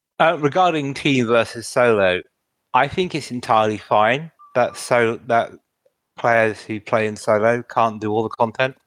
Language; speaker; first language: English; native; English